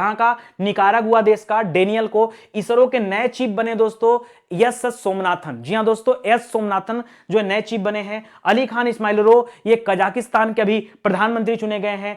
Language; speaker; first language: Hindi; native; Hindi